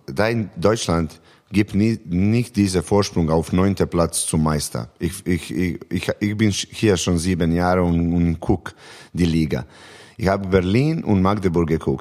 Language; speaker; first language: German; non-native, learner; Serbian